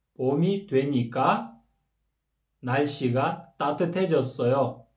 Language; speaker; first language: Korean; non-native, fluent; Kyrgyz